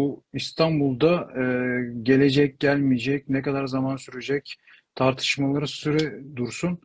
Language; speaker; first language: Turkish; native; Turkish